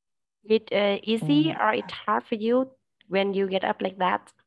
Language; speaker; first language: English; non-native, learner; Vietnamese